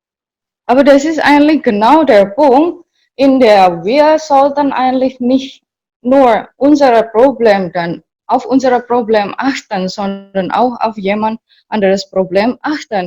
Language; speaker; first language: German; non-native, learner; Indonesian